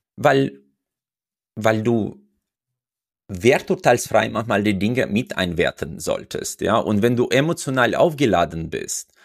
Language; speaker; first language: German; non-native, fluent; Russian